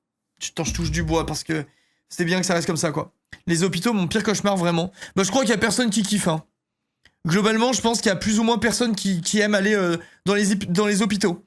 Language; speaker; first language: French; native; French